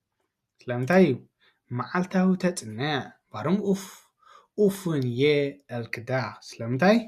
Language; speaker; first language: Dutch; non-native, learner; Tigrinya